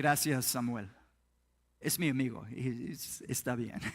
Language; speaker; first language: Spanish; non-native, learner; English